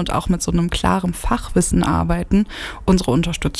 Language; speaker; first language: German; native; German